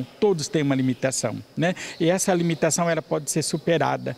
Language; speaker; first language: Portuguese; native; Portuguese